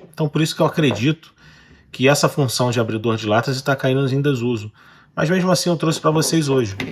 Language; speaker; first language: Portuguese; native; Portuguese